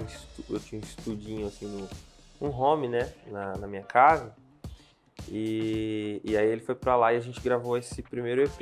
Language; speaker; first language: Portuguese; native; Portuguese